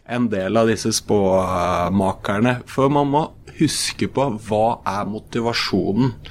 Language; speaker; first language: Norwegian; native; Norwegian